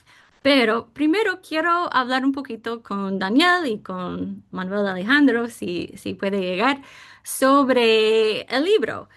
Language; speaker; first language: Spanish; non-native, fluent; English